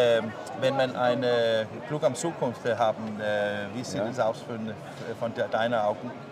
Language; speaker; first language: German; non-native, learner; Danish